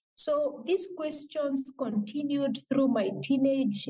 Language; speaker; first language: English; non-native, local second language; Meru